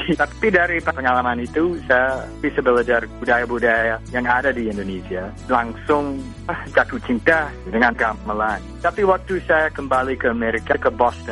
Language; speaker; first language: Indonesian; non-native, fluent; English